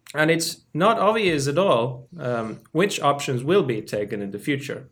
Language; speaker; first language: English; non-native, fluent; Finnish